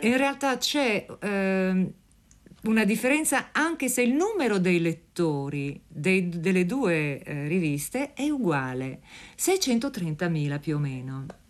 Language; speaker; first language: Italian; native; Italian